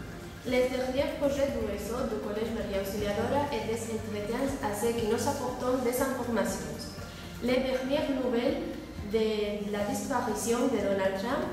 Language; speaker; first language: French; non-native, learner; Spanish